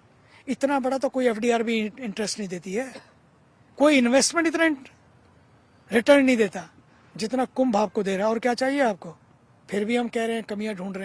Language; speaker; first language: Hindi; native; Hindi